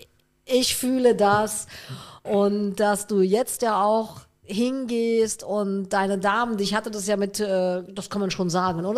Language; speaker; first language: German; native; German